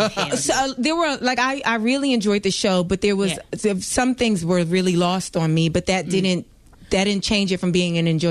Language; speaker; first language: English; native; English